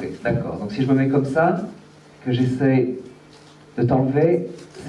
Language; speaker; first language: French; native; French